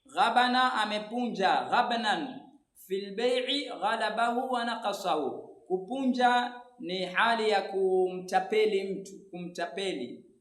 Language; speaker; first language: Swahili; native; Swahili